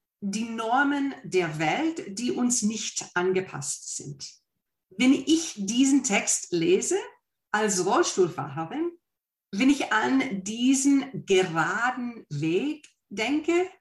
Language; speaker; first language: German; non-native, fluent; English